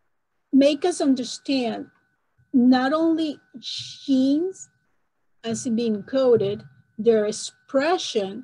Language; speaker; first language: English; non-native, fluent; Spanish